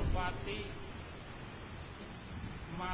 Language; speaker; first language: Arabic; non-native, learner; Indonesian